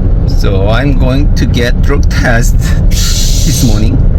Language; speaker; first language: English; non-native, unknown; Korean